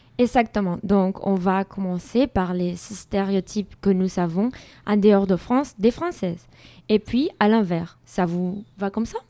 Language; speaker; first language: French; non-native, fluent; Spanish